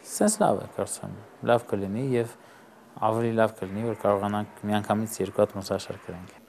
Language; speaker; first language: Armenian; native; Armenian